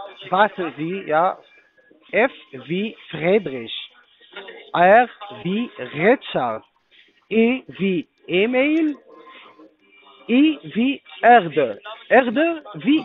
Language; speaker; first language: German; non-native, fluent; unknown